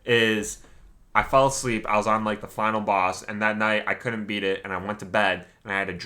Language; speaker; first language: English; native; English